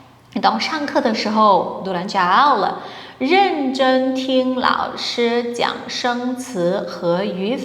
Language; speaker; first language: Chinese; non-native, fluent; Portuguese